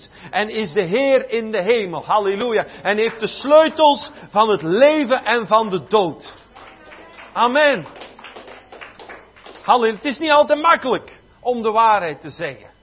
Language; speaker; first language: Dutch; native; Dutch